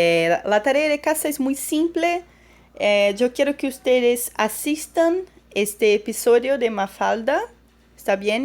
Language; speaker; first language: Spanish; non-native, fluent; Portuguese